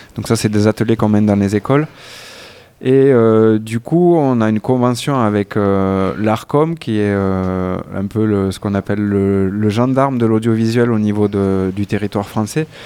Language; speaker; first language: French; native; French